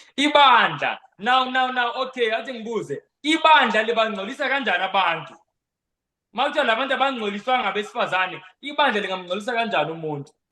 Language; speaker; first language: Zulu; non-native, local second language; Xhosa